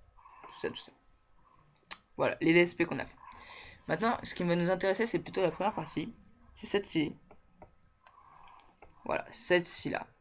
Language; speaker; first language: French; native; French